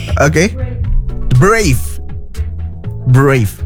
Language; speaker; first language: English; non-native, fluent; Indonesian